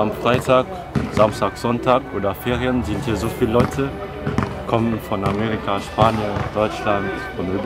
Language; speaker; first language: German; non-native, local second language; Luxembourgish